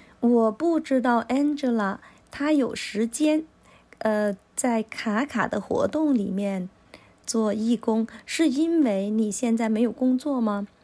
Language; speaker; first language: Chinese; non-native, local second language; Cantonese